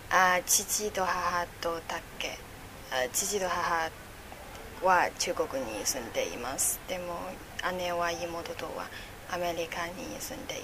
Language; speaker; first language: Japanese; non-native, learner; Chinese